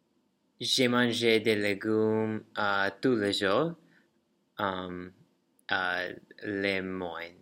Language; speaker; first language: French; non-native, learner; English